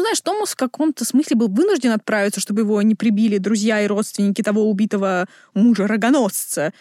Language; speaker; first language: Russian; native; Russian